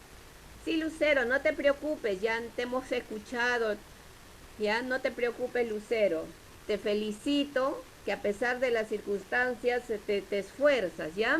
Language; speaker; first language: Spanish; native; Spanish